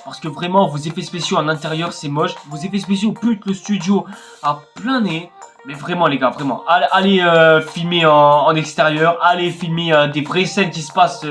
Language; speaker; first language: French; native; French